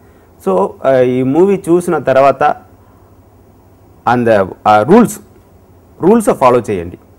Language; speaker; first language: Telugu; non-native, learner; Tamil